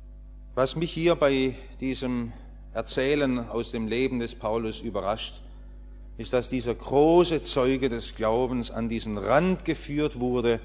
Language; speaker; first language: German; native; German